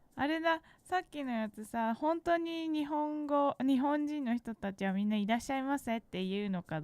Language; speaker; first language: Japanese; native; Japanese